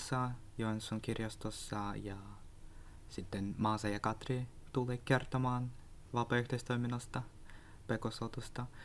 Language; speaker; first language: Finnish; non-native, learner; Russian